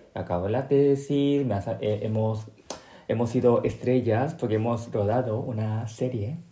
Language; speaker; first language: Spanish; non-native, local second language; Korean